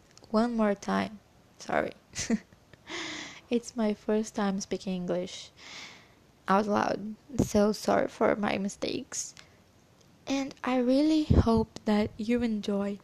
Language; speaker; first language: English; non-native, learner; Portuguese